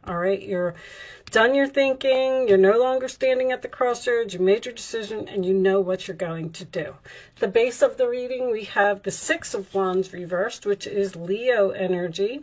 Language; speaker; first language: English; native; English